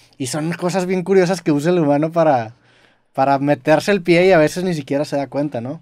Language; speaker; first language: Spanish; native; Spanish